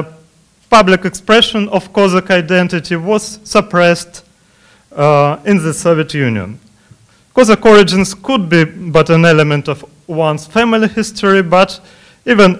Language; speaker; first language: English; non-native, fluent; Russian